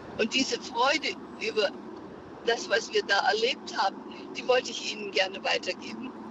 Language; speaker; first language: German; native; German